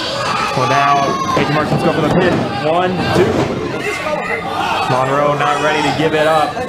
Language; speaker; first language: English; native; English